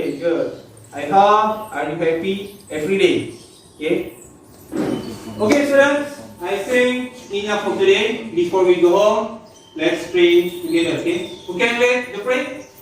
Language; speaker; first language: English; non-native, learner; Indonesian